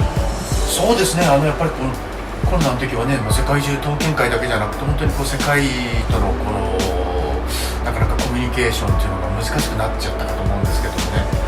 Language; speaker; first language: Japanese; native; Japanese